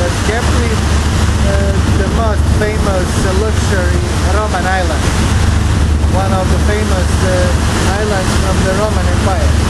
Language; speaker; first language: English; non-native, learner; Croatian